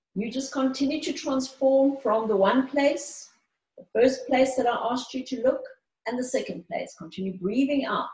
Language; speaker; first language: English; early bilingual, other home language; Greek